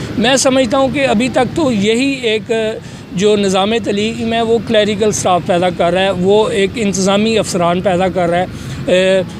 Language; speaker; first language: Urdu; non-native, local second language; Punjabi